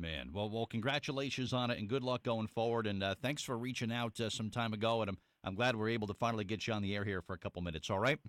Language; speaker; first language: English; native; English